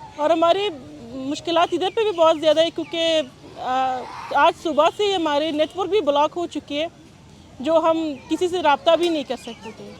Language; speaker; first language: Urdu; non-native, fluent; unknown